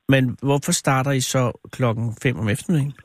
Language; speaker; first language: Danish; native; Danish